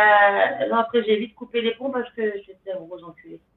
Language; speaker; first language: French; native; French